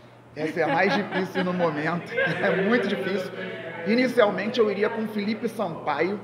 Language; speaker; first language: Portuguese; native; Portuguese